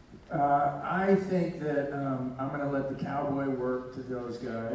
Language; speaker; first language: English; native; English